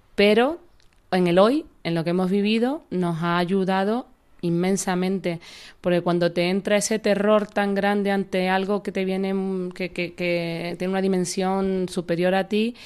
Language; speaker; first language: Spanish; native; Spanish